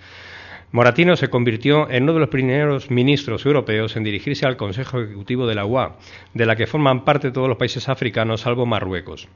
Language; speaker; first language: Spanish; native; Spanish